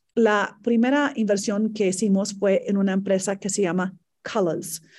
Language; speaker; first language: Spanish; non-native, fluent; English